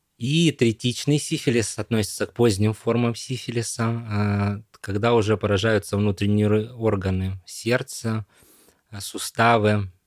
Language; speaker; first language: Russian; native; Russian